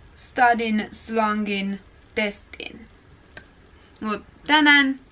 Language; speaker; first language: Finnish; non-native, learner; English